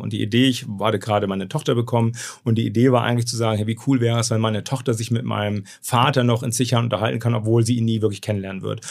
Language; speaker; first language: German; native; German